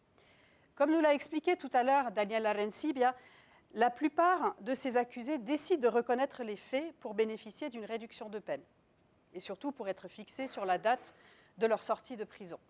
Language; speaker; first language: French; native; French